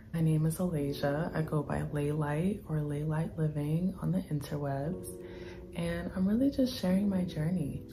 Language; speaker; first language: English; native; English